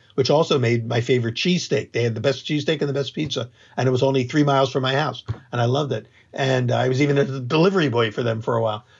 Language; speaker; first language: English; native; English